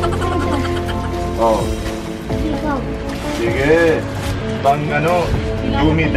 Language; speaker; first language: Filipino; non-native, learner; Arabic